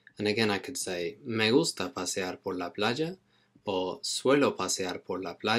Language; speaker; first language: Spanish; non-native, fluent; English